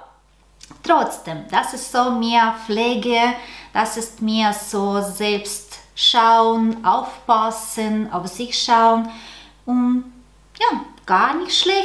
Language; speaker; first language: German; non-native, learner; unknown